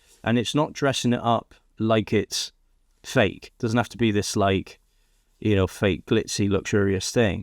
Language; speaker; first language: English; native; English